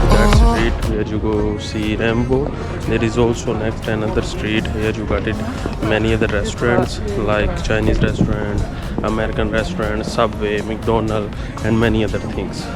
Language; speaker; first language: English; non-native, learner; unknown